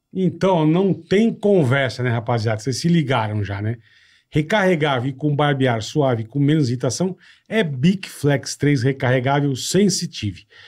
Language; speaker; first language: Portuguese; native; Portuguese